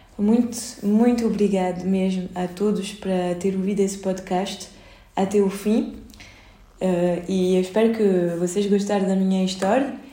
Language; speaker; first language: Portuguese; early bilingual, heritage; Portuguese